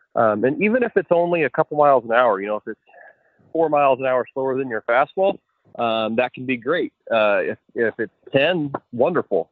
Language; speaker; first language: English; native; English